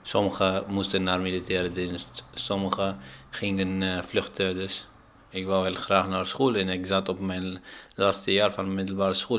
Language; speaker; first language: Dutch; non-native, fluent; Arabic